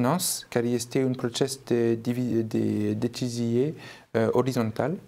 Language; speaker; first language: Romanian; non-native, fluent; French